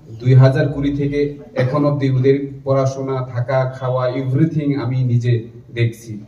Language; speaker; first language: Bangla; non-native, local second language; Kok Borok